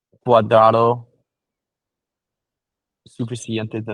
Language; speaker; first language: Spanish; non-native, learner; English